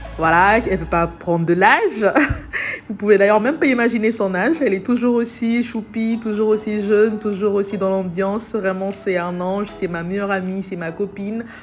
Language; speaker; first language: French; native; French